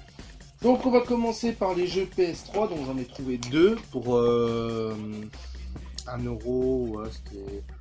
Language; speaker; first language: French; native; French